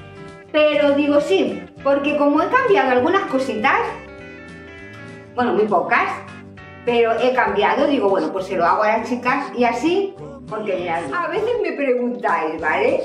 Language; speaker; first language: Spanish; native; Spanish